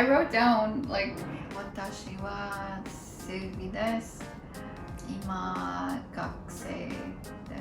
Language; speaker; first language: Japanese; non-native, learner; English